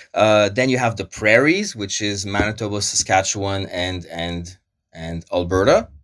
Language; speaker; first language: English; early bilingual, other home language; Polish